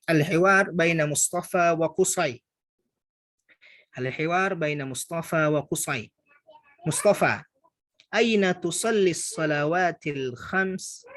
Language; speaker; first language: Arabic; non-native, fluent; Indonesian